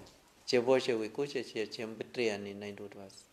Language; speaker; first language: Russian; non-native, learner; Thai